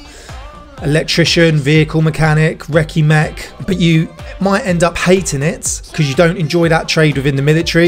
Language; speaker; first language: English; native; English